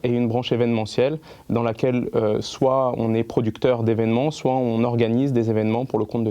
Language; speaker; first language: French; native; French